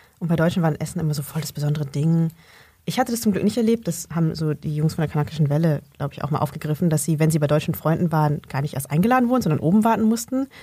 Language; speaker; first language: German; early bilingual, other home language; Vietnamese